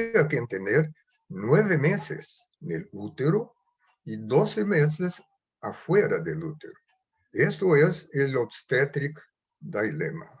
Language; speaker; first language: Spanish; non-native, fluent; Portuguese